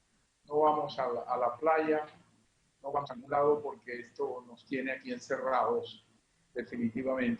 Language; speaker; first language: Spanish; native; Spanish